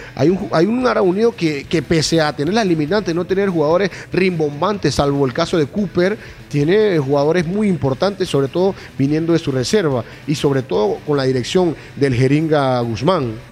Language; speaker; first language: Spanish; native; Spanish